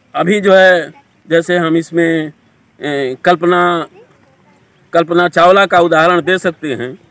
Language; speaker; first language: Hindi; native; Hindi